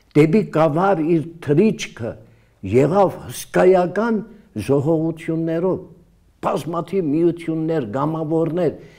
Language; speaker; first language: Armenian; early bilingual, heritage; Armenian